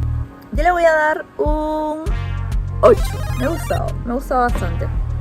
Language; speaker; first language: Spanish; native; Spanish